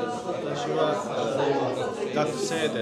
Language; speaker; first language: Japanese; non-native, learner; Turkish